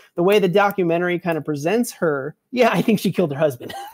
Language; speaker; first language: English; native; English